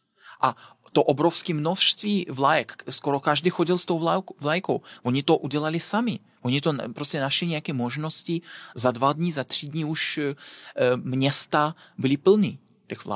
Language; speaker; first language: Czech; non-native, fluent; Belarusian